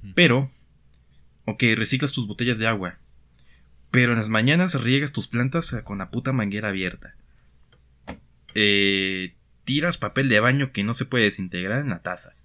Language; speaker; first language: Spanish; native; Spanish